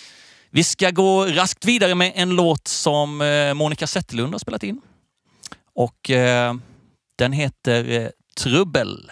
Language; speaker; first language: Swedish; native; Swedish